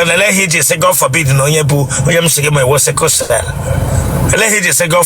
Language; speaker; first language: Igbo; native; Igbo